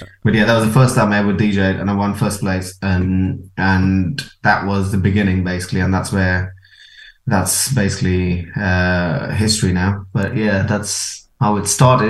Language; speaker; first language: English; non-native, local second language; Konkani